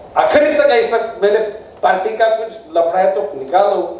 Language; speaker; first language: Hindi; non-native, local second language; Marathi